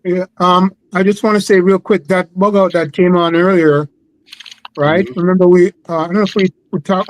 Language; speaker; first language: English; native; English